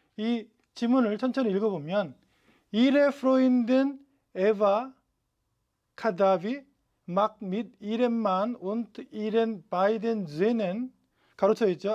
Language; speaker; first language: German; non-native, fluent; Korean